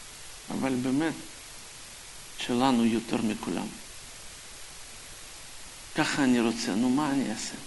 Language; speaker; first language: Hebrew; non-native, fluent; Russian